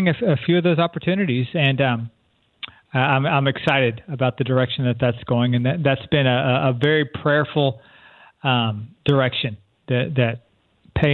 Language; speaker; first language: English; native; English